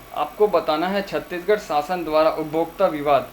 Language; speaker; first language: Hindi; non-native, local second language; Gujarati